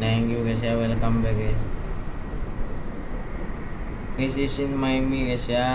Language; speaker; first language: English; non-native, local second language; Indonesian